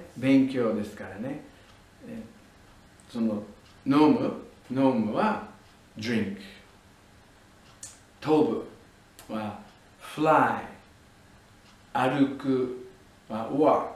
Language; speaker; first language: Japanese; non-native, fluent; English